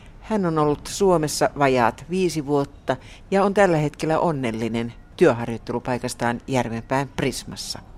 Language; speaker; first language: Finnish; native; Finnish